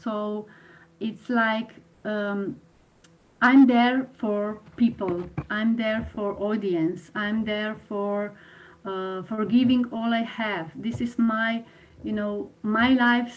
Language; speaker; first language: English; non-native, fluent; Slovenian